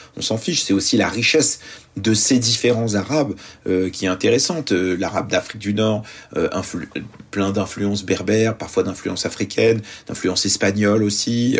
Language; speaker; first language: French; early bilingual, other home language; Arabic